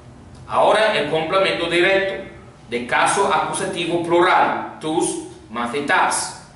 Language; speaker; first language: Spanish; non-native, fluent; English